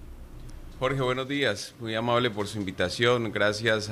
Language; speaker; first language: Spanish; native; Spanish